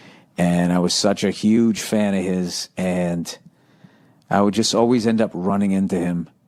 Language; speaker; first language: English; native; English